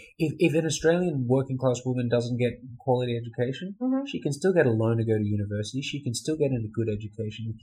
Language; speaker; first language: English; native; English